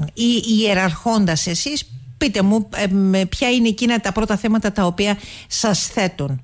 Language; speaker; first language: Greek; native; Greek